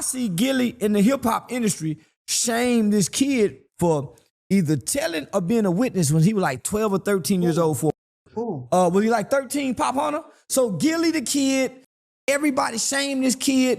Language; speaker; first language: English; native; English